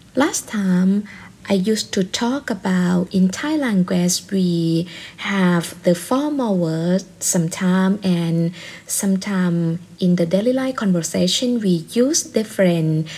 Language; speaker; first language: English; non-native, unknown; Thai